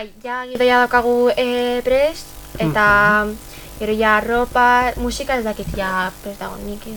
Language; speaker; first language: Basque; non-native, local second language; Spanish